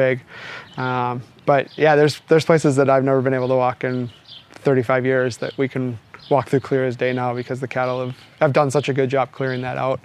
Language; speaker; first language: English; native; English